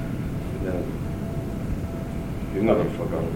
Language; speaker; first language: German; non-native, learner; Spanish